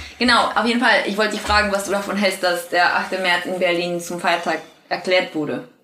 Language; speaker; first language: German; non-native, fluent; Spanish